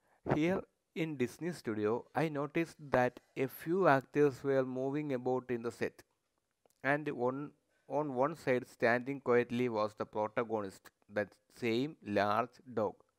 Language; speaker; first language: English; non-native, local second language; Malayalam